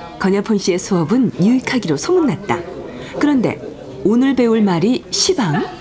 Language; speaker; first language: Korean; native; Korean